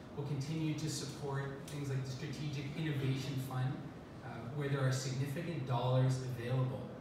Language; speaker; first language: English; native; English